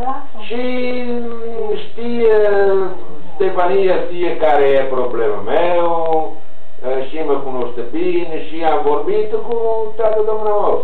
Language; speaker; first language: Romanian; non-native, learner; Italian